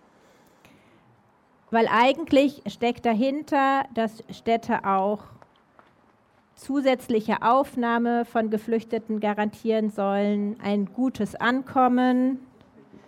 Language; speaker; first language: German; native; German